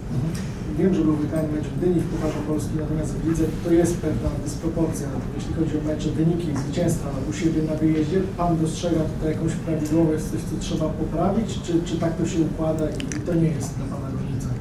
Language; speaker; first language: Polish; native; Polish